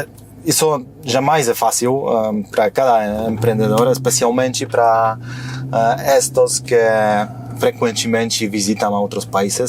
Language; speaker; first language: Portuguese; non-native, fluent; Polish